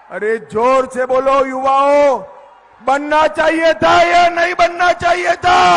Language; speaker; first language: Hindi; non-native, local second language; Gujarati